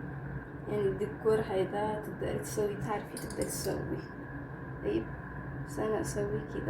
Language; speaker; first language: Arabic; non-native, learner; Amharic